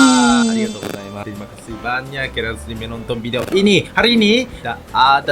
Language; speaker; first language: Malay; non-native, learner; Japanese